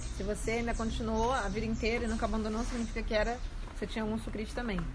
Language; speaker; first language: Portuguese; native; Portuguese